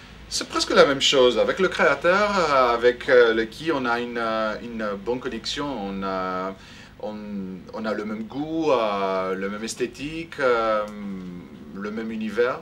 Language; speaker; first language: French; non-native, fluent; Greek